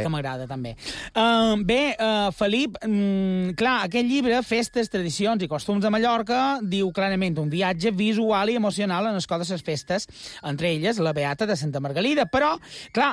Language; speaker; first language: Catalan; native; Catalan